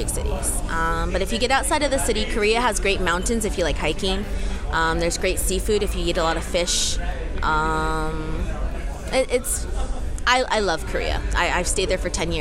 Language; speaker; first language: English; native; English